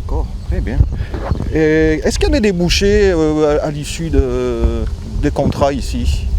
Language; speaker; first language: French; native; French